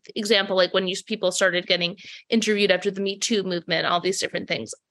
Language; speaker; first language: English; native; English